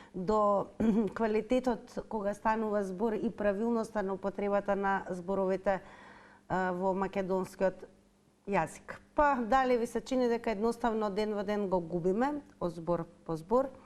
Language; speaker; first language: Macedonian; native; Macedonian